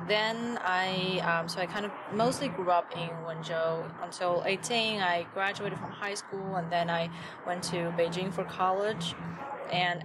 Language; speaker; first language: English; non-native, fluent; Chinese